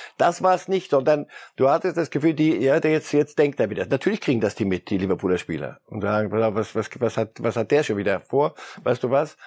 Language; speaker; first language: German; early bilingual, other home language; Polish